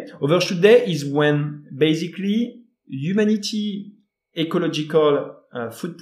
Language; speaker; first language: English; non-native, fluent; French